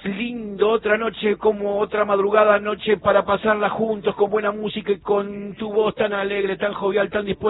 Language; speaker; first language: Spanish; native; Spanish